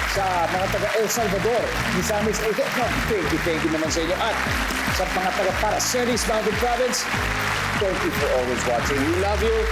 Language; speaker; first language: Filipino; native; Filipino